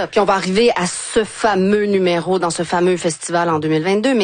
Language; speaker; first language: French; native; French